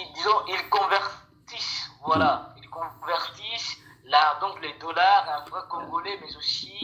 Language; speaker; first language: French; non-native, local second language; Rundi